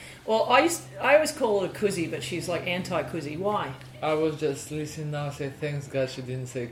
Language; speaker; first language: English; non-native, fluent; Russian